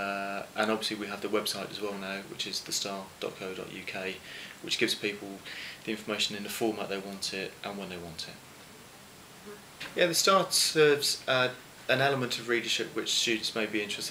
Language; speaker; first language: English; native; English